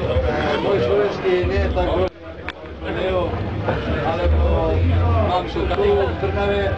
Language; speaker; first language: Slovak; non-native, learner; Serbian